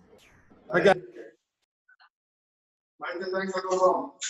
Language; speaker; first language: English; non-native, learner; Spanish